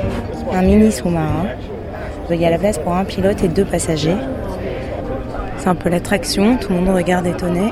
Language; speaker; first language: French; native; French